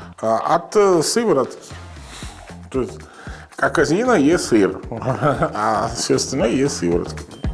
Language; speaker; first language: Ukrainian; non-native, learner; Italian